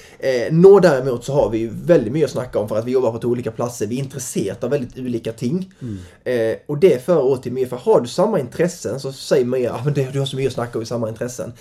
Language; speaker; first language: Swedish; native; Swedish